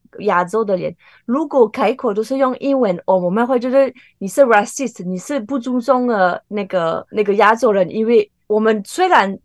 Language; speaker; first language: Chinese; non-native, fluent; French